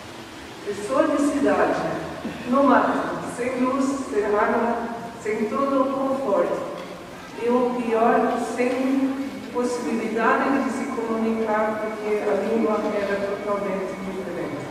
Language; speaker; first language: Portuguese; non-native, fluent; German